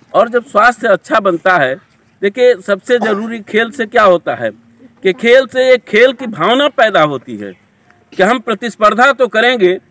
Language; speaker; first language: Hindi; native; Hindi